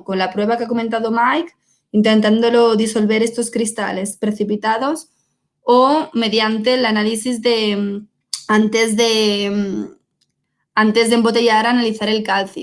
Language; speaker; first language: Spanish; native; Spanish